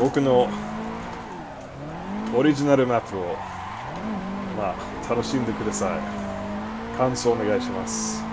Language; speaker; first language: Japanese; non-native, fluent; English